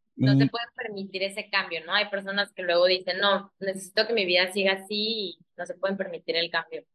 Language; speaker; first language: Spanish; early bilingual, heritage; Spanish